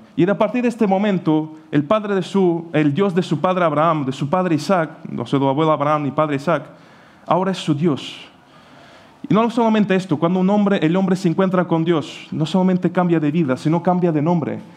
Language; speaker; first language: Spanish; non-native, fluent; Ukrainian